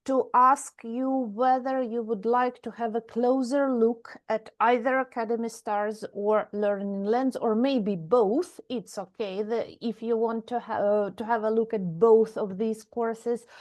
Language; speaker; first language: English; non-native, fluent; Ukrainian